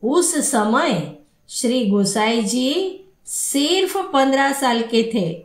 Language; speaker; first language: Hindi; non-native, local second language; Gujarati